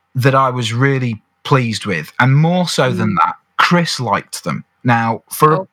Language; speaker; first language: English; native; English